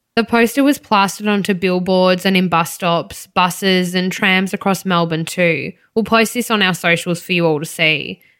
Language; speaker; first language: English; native; English